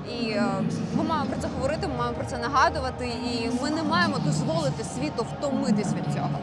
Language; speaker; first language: Ukrainian; native; Ukrainian